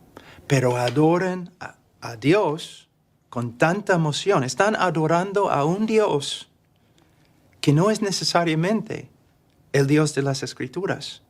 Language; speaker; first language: Spanish; non-native, fluent; English